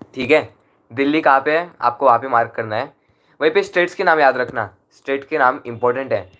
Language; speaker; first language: Hindi; non-native, local second language; Marathi